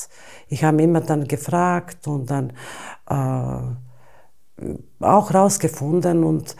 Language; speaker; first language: German; non-native, fluent; Bosnian